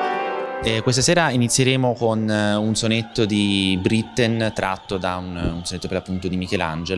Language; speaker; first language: Italian; native; Italian